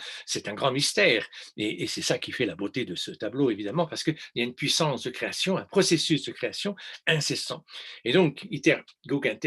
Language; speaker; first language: French; native; French